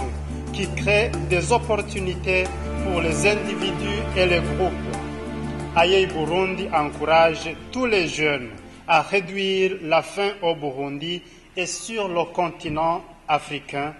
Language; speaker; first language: French; non-native, local second language; Rundi